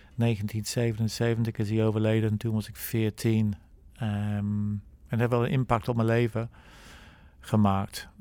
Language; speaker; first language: Dutch; non-native, fluent; English